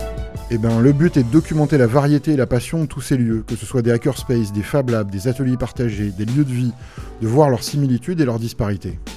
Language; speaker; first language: French; native; French